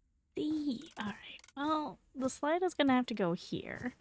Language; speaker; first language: English; native; English